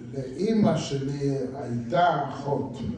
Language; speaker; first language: Hebrew; non-native, fluent; Yiddish